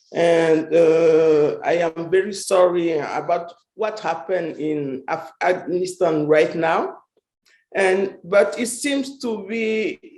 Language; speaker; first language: English; non-native, fluent; French